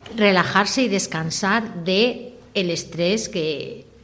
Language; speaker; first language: Spanish; non-native, local second language; Catalan